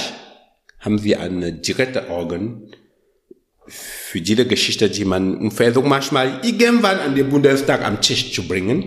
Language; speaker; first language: German; non-native, learner; French